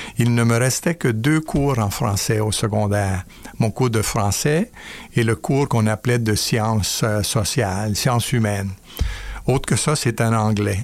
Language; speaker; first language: French; native; French